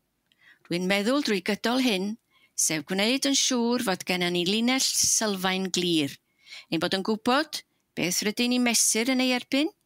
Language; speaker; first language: Welsh; native; Welsh